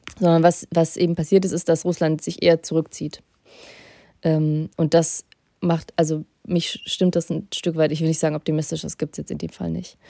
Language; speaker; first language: German; early bilingual, other home language; Russian